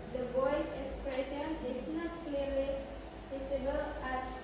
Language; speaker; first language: English; non-native, learner; Indonesian